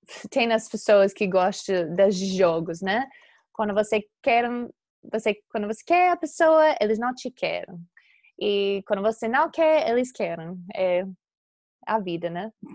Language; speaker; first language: Portuguese; non-native, fluent; English